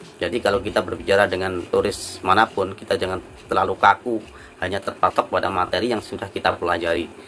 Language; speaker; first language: Indonesian; native; Indonesian